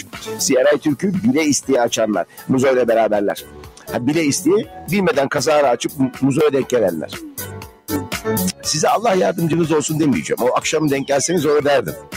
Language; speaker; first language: Turkish; native; Turkish